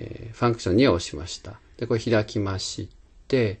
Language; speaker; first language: Japanese; native; Japanese